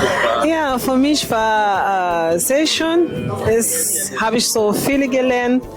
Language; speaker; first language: German; non-native, learner; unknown